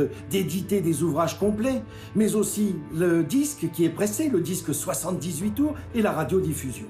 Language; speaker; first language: French; native; French